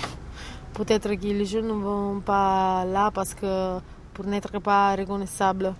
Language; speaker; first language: French; non-native, fluent; Italian